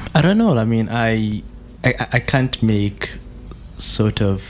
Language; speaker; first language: English; non-native, local second language; Hausa